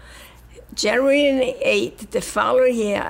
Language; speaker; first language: English; non-native, fluent; Italian